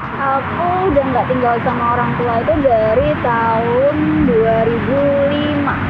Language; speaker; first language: Indonesian; native; Indonesian